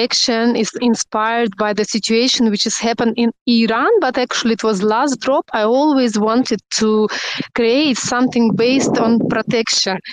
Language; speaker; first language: English; non-native, learner; Russian